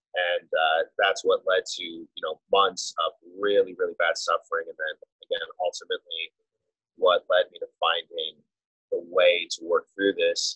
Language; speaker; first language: English; native; English